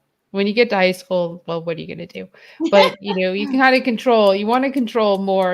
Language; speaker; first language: English; native; English